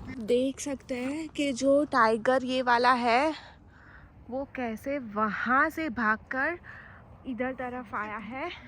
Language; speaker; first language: Hindi; native; Hindi